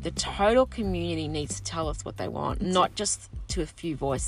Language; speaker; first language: English; early bilingual, other home language; Sicilian